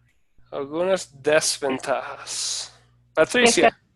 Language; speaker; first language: Spanish; non-native, fluent; English